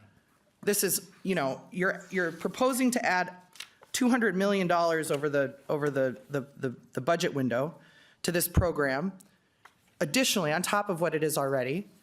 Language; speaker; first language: English; native; English